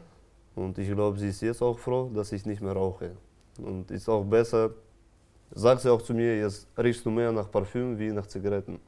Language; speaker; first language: German; non-native, fluent; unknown